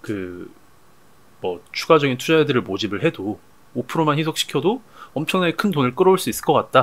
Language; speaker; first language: Korean; native; Korean